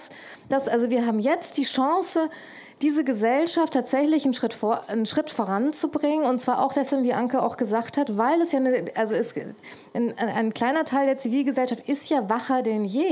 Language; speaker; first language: German; native; German